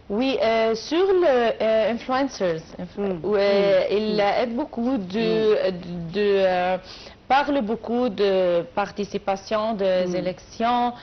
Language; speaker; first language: French; non-native, learner; Arabic